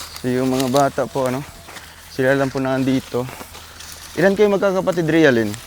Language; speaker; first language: Filipino; non-native, local second language; Cebuano